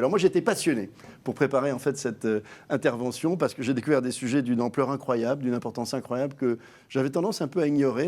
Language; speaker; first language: French; native; French